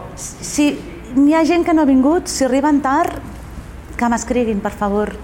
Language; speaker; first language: English; non-native, fluent; German